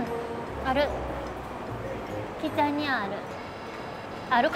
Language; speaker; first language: Japanese; native; Japanese